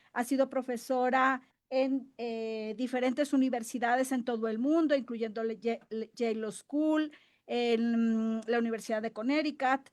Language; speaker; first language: Spanish; native; Spanish